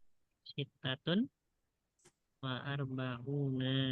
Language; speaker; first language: Arabic; non-native, fluent; Indonesian